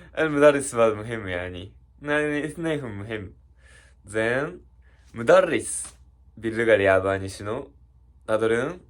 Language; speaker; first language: Arabic; non-native, learner; Japanese